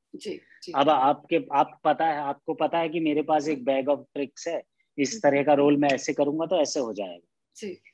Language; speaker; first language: Hindi; native; Hindi